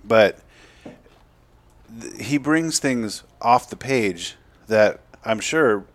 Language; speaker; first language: English; native; English